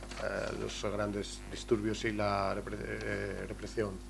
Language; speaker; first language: Spanish; non-native, learner; Greek